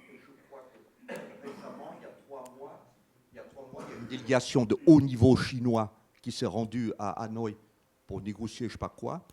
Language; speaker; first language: French; native; French